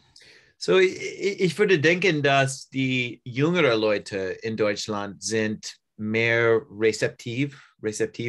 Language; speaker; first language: German; non-native, learner; English